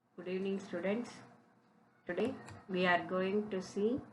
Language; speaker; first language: English; non-native, local second language; Tamil